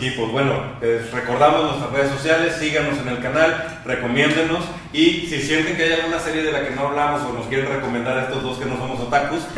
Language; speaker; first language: Spanish; native; Spanish